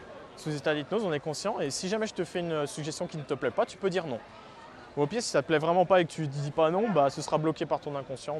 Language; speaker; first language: French; native; French